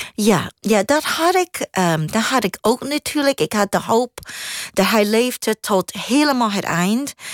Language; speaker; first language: Dutch; non-native, fluent; Cantonese